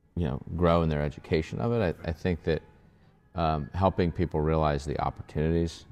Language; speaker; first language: English; native; English